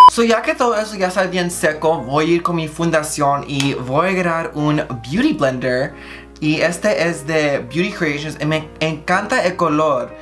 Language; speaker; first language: Spanish; early bilingual, heritage; Spanish